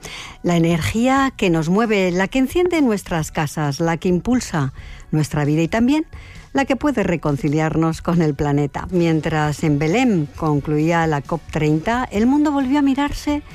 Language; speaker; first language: Spanish; native; Spanish